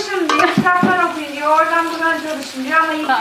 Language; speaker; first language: Turkish; native; Turkish